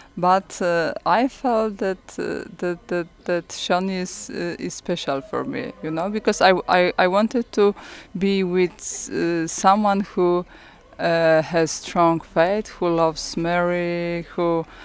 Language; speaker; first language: English; non-native, learner; Polish